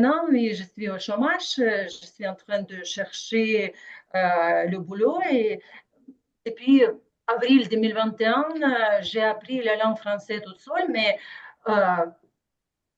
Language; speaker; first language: French; non-native, fluent; Ukrainian